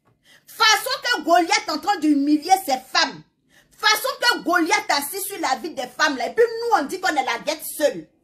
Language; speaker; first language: French; non-native, local second language; Baoulé